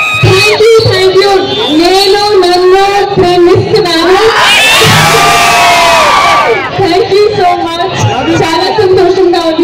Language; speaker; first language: Telugu; non-native, learner; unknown